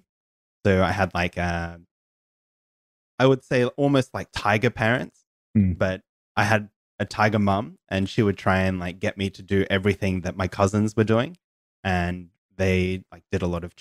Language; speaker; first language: English; native; English